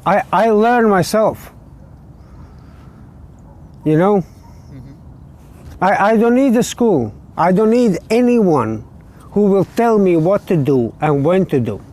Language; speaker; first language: English; non-native, learner; Latvian